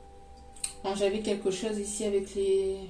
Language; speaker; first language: French; native; French